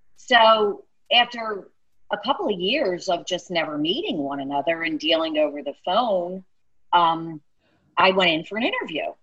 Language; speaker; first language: English; native; English